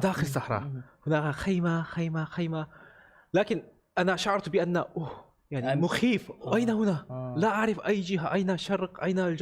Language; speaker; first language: Arabic; non-native, learner; Korean